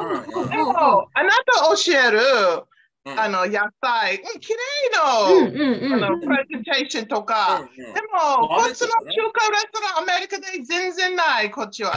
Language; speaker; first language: Japanese; non-native, learner; English